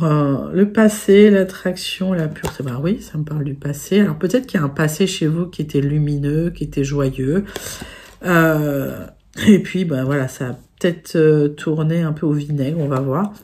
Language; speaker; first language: French; native; French